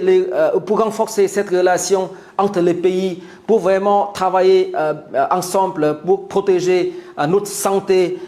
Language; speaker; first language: French; non-native, fluent; Vietnamese